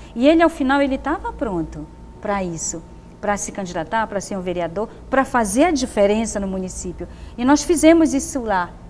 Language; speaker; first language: Portuguese; native; Portuguese